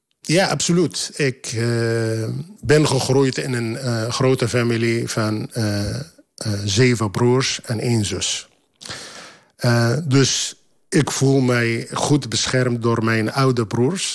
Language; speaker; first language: Dutch; non-native, fluent; Arabic